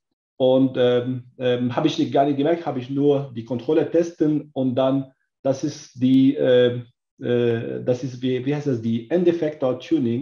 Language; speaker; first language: German; non-native, learner; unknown